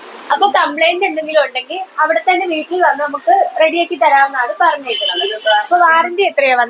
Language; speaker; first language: Malayalam; native; Malayalam